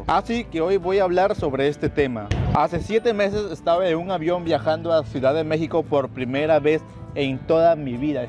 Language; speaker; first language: Spanish; native; Spanish